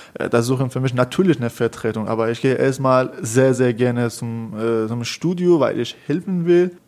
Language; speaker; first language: German; non-native, learner; Persian